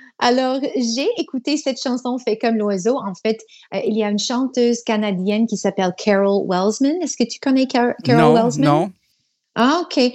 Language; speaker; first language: French; non-native, learner; English